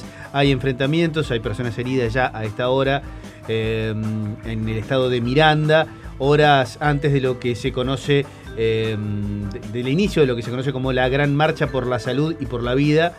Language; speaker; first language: Spanish; native; Spanish